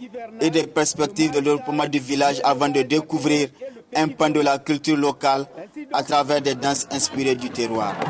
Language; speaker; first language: French; native; French